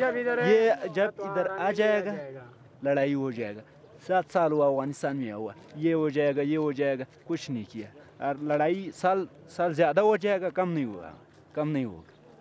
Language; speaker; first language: Hindi; non-native, learner; Pashto